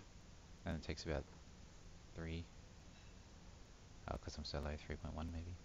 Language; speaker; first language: English; native; English